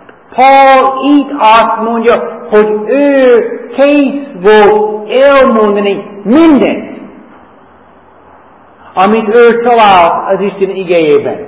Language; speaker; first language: Hungarian; non-native, learner; English